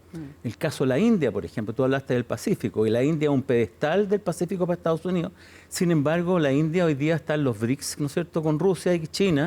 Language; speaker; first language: Spanish; native; Spanish